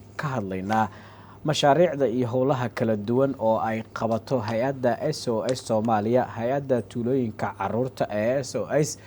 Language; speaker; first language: Somali; native; Somali